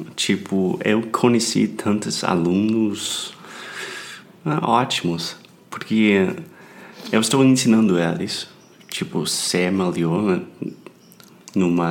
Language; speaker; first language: Portuguese; non-native, fluent; English